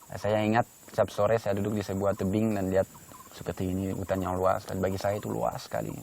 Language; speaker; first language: Indonesian; non-native, fluent; French